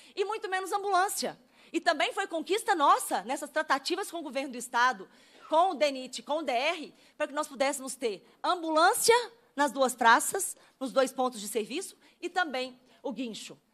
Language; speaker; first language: Portuguese; native; Portuguese